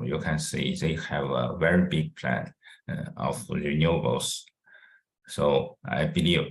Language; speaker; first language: English; non-native, fluent; Chinese